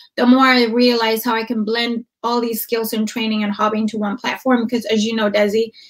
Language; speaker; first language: English; non-native, fluent; Amharic